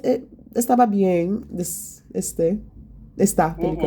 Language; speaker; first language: Spanish; non-native, learner; English